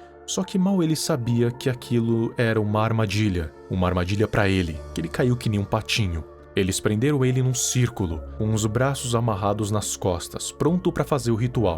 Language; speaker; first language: Portuguese; native; Portuguese